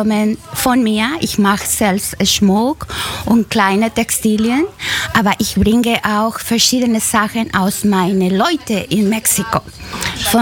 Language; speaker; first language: German; non-native, learner; Spanish